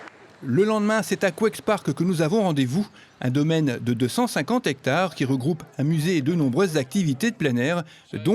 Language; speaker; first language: French; native; French